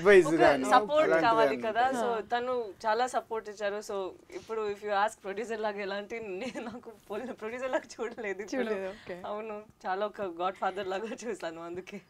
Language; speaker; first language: Telugu; non-native, learner; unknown